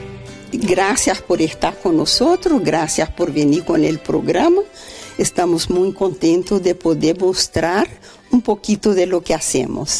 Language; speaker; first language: Spanish; non-native, fluent; Portuguese